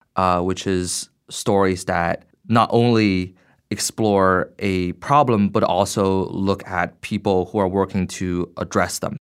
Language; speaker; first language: English; non-native, fluent; Chinese